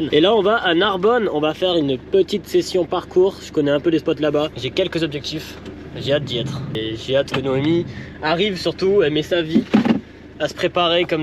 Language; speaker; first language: French; native; French